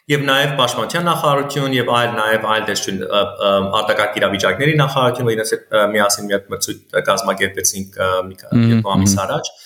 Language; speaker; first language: Armenian; early bilingual, heritage; Armenian